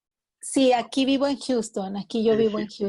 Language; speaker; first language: Spanish; native; Spanish